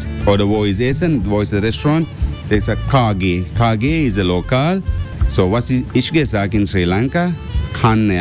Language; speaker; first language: German; non-native, learner; Sinhala